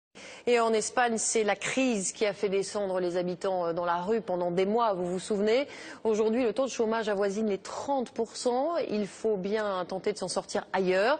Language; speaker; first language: French; native; French